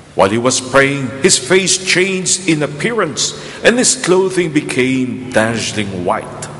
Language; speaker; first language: English; non-native, local second language; Filipino